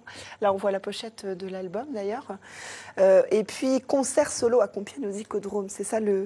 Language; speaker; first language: French; native; French